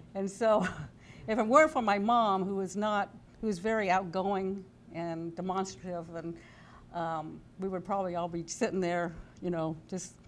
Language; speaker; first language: English; native; English